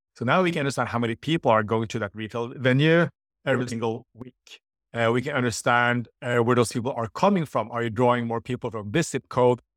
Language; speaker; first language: English; non-native, fluent; Norwegian